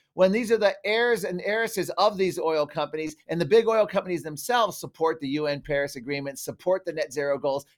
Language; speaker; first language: English; native; English